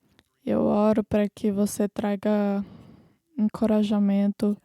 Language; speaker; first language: Portuguese; non-native, fluent; English